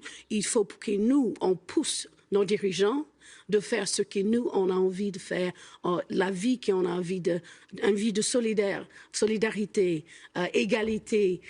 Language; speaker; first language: French; non-native, fluent; English